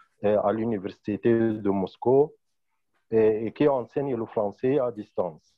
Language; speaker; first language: French; non-native, fluent; Arabic